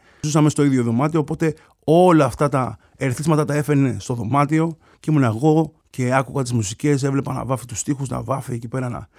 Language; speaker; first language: Greek; early bilingual, other home language; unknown